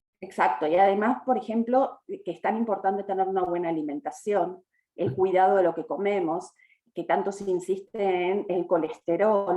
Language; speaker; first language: Spanish; native; Spanish